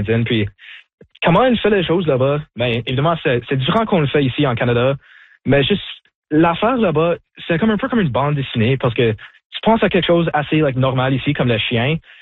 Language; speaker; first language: French; native; French